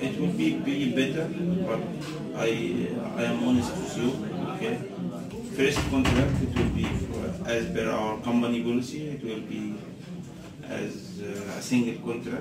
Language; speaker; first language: English; non-native, learner; Arabic